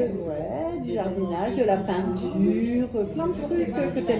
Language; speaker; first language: French; native; French